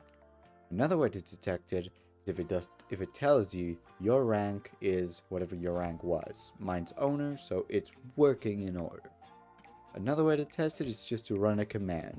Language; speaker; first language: English; native; English